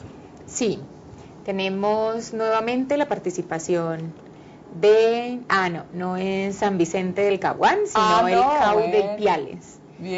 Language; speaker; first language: Spanish; native; Spanish